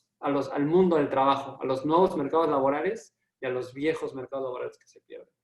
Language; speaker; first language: Spanish; native; Spanish